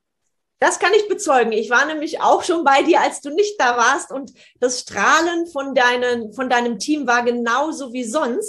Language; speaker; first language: German; native; German